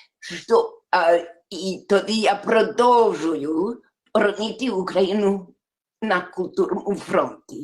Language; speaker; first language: Ukrainian; early bilingual, heritage; English